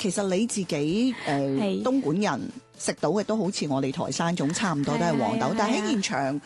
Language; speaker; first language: Cantonese; native; Cantonese